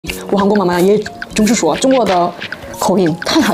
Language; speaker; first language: Chinese; non-native, learner; Korean